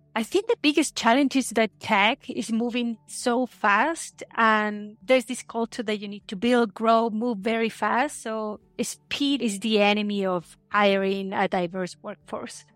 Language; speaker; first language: English; non-native, fluent; Spanish